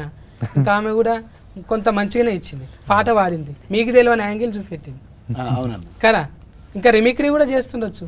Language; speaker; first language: Telugu; native; Telugu